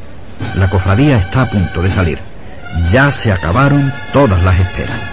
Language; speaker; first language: Spanish; native; Spanish